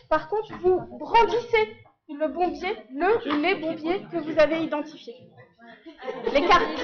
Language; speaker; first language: French; native; French